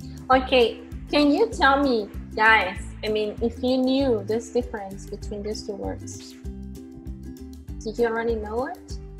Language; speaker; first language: English; non-native, fluent; Spanish